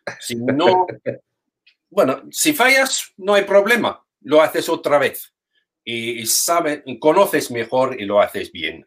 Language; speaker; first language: Spanish; non-native, fluent; English